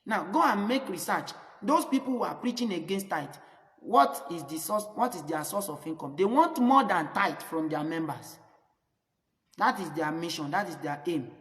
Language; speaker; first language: English; non-native, local second language; Yoruba